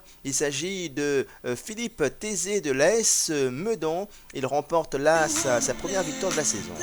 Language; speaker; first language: French; native; French